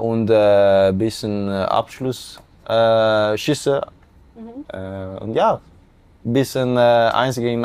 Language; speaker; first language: German; non-native, learner; Norwegian